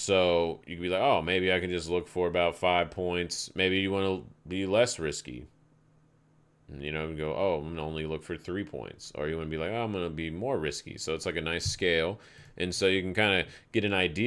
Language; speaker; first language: English; native; English